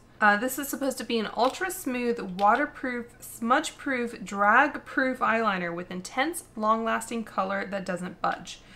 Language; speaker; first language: English; native; English